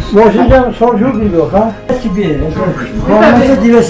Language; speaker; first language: Russian; non-native, learner; Tajik